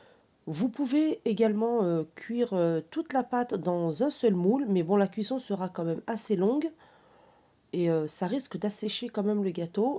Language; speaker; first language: French; native; French